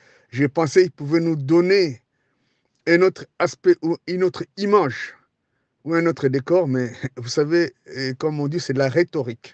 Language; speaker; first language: French; non-native, local second language; Lingala